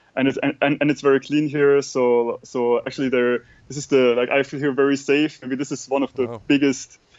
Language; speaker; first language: English; non-native, fluent; German